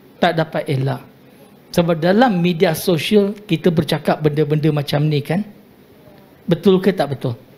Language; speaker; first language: Malay; non-native, local second language; Tamil